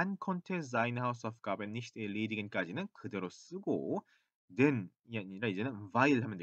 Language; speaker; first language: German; non-native, fluent; Korean